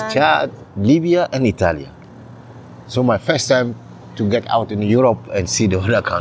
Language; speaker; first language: English; non-native, learner; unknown